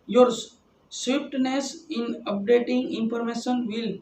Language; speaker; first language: English; non-native, local second language; Gujarati